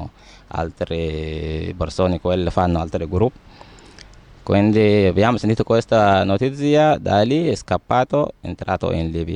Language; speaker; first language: Italian; non-native, learner; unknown